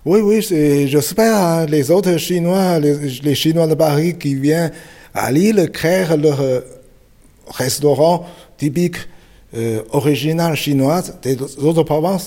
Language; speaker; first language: French; non-native, fluent; Chinese